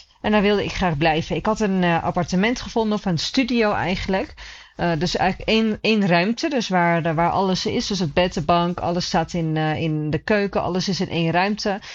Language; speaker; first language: Dutch; native; Dutch